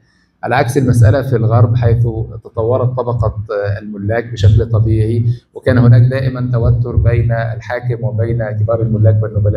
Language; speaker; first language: Arabic; native; Arabic